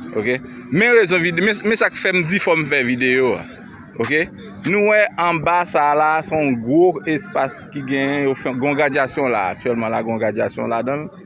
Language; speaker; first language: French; non-native, local second language; Haitian Creole